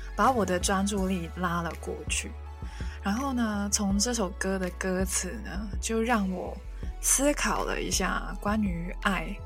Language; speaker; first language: Chinese; non-native, local second language; Cantonese